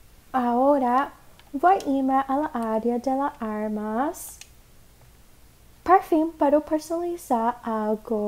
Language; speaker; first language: Spanish; non-native, learner; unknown